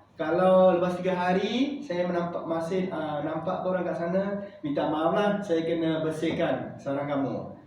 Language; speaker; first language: Malay; non-native, local second language; Chinese